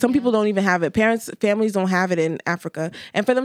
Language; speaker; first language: English; native; English